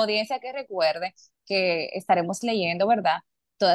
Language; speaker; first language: Spanish; native; Spanish